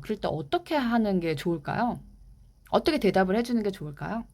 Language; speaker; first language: Korean; native; Korean